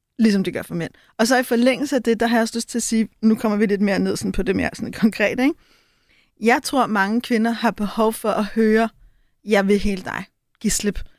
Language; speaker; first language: Danish; native; Danish